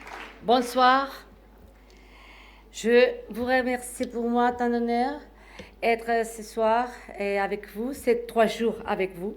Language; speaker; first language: French; non-native, fluent; Spanish